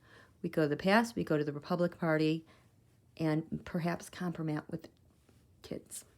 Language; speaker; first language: English; native; English